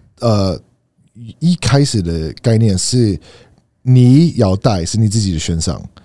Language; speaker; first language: Chinese; non-native, fluent; English